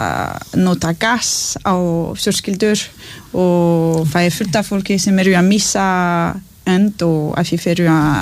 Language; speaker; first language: Icelandic; non-native, learner; French